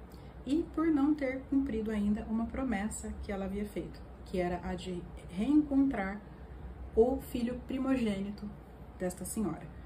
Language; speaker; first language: Portuguese; native; Portuguese